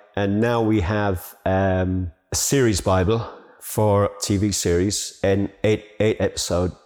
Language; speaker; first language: English; native; English